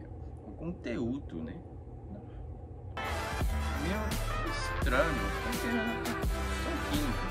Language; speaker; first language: Portuguese; non-native, fluent; Korean